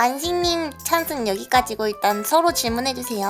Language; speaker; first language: Korean; native; Korean